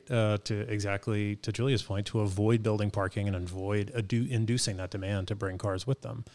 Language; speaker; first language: English; native; English